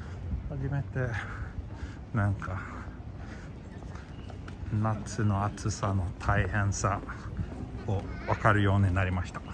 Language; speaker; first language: Japanese; non-native, fluent; Swedish